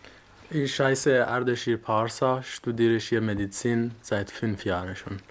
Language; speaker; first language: German; non-native, learner; Persian